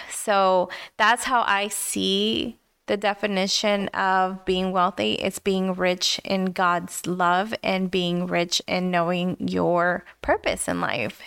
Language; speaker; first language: English; early bilingual, other home language; Spanish